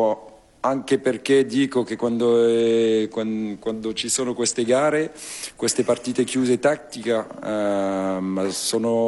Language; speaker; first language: Italian; non-native, fluent; French